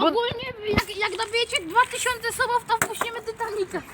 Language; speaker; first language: Polish; native; Polish